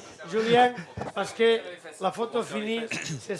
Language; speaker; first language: French; non-native, fluent; Catalan